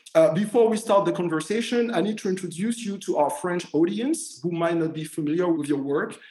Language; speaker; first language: English; non-native, fluent; French